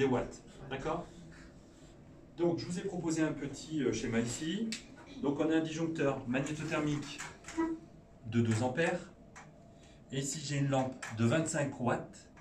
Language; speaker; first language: French; native; French